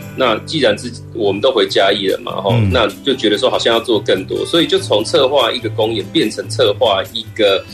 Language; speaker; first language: Chinese; native; Chinese